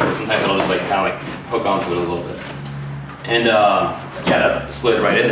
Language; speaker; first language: English; native; English